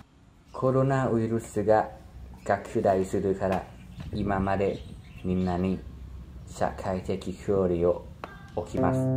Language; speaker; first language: Japanese; non-native, learner; Thai